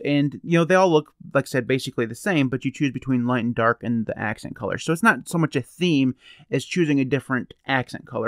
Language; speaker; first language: English; native; English